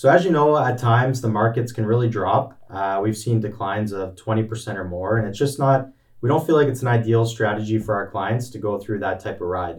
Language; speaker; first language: English; native; English